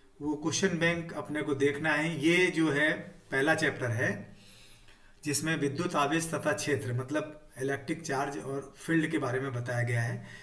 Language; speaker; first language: Hindi; native; Hindi